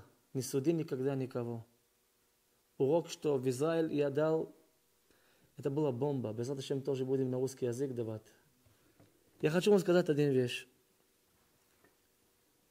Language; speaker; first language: Russian; early bilingual, heritage; Russian